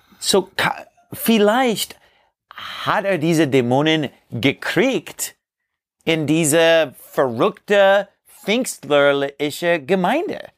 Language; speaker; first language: German; non-native, learner; English